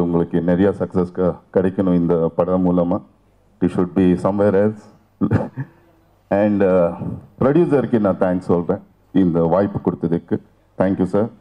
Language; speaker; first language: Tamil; non-native, fluent; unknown